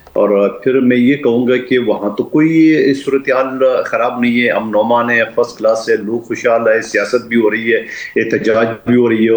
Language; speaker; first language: Urdu; non-native, local second language; Pashto